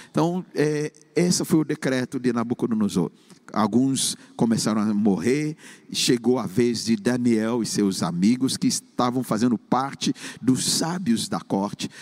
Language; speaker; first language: Portuguese; non-native, fluent; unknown